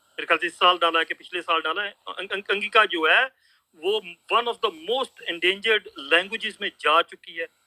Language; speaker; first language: Hindi; non-native, local second language; Punjabi